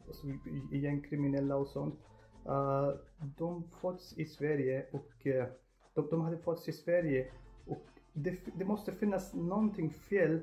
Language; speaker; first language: Swedish; non-native, fluent; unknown